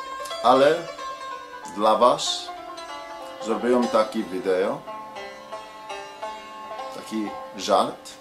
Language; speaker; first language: Polish; early bilingual, heritage; English